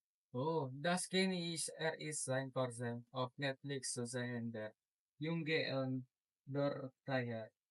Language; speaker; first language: German; non-native, learner; Filipino